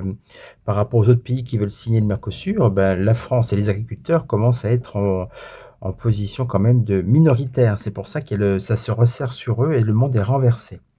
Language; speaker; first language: French; native; French